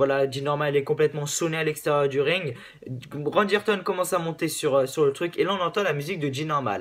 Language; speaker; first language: French; native; French